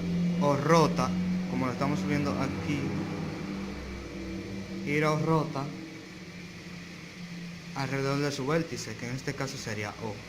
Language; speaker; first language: Spanish; native; Spanish